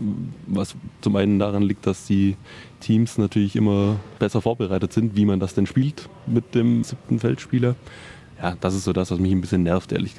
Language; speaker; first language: German; native; German